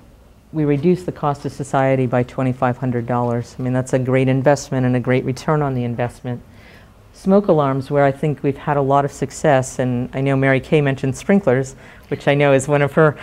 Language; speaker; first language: English; native; English